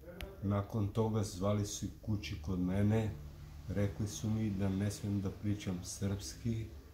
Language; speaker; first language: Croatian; non-native, local second language; Romany